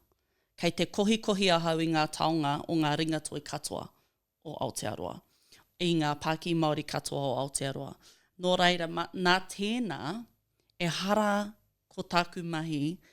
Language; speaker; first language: Māori; non-native, local second language; English